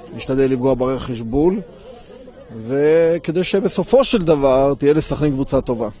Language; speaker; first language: Hebrew; non-native, local second language; Arabic